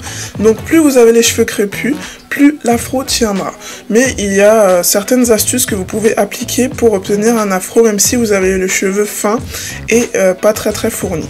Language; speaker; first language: French; native; French